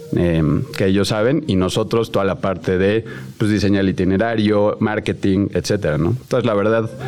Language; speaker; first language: Spanish; native; Spanish